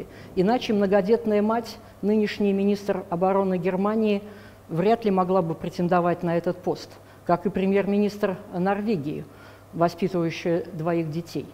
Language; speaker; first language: Russian; native; Russian